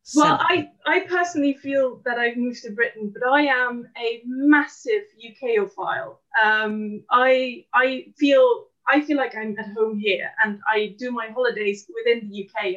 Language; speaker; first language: English; non-native, fluent; Dutch